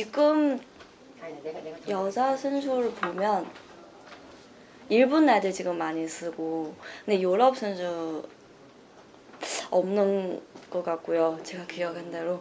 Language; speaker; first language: Korean; non-native, learner; Chinese